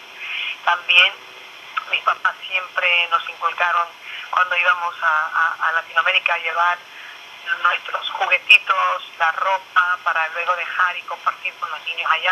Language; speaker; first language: Spanish; early bilingual, other home language; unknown